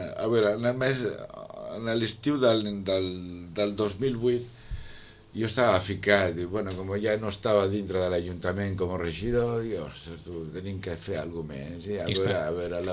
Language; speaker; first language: Catalan; non-native, local second language; Spanish